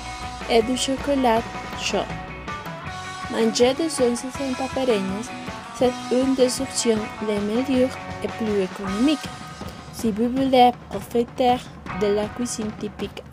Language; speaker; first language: French; non-native, learner; Spanish